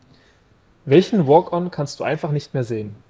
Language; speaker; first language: German; native; German